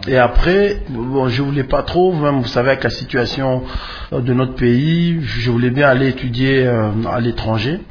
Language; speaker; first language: French; non-native, local second language; Lingala